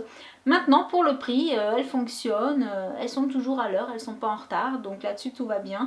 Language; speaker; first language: French; native; French